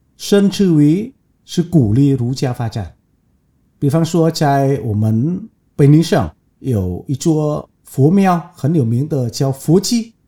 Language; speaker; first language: Chinese; non-native, fluent; Vietnamese